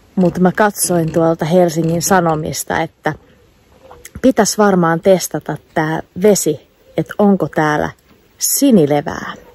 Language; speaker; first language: Finnish; native; Finnish